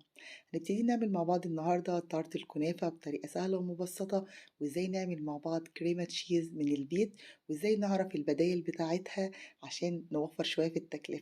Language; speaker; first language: Arabic; native; Arabic